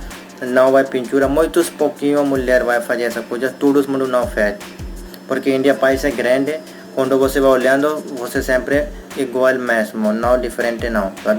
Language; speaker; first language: Portuguese; non-native, learner; Hindi